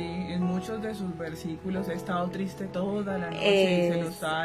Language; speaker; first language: Spanish; native; Spanish